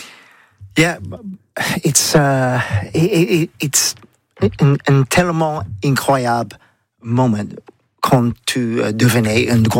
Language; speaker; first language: French; non-native, learner; English